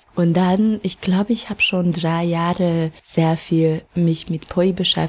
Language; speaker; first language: German; non-native, fluent; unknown